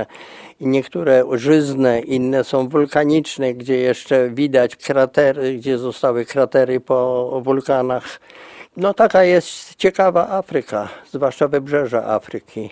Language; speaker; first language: Polish; native; Polish